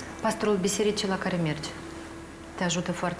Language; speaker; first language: Romanian; native; Romanian